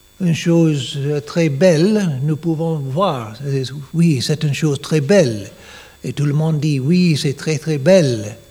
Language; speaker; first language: French; non-native, learner; English